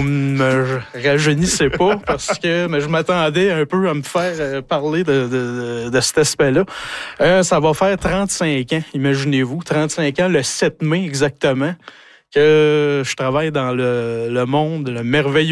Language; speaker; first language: French; native; French